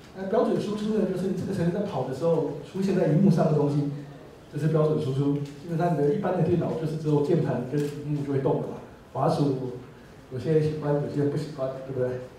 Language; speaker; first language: Chinese; native; Chinese